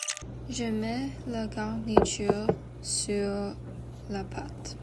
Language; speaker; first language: French; non-native, learner; English